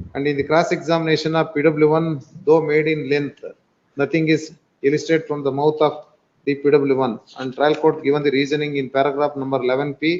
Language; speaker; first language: English; non-native, local second language; Kannada